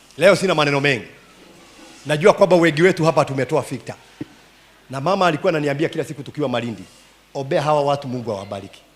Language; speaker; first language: Swahili; non-native, local second language; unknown